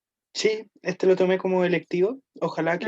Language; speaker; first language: Spanish; native; Spanish